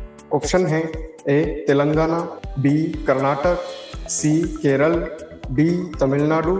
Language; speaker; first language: Hindi; native; Hindi